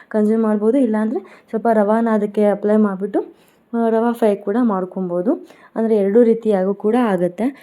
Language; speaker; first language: Kannada; non-native, local second language; Konkani